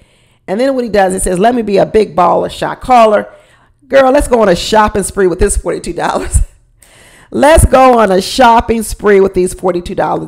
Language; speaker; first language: English; native; English